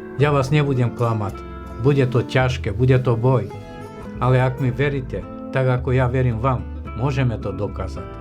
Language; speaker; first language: Slovak; non-native, fluent; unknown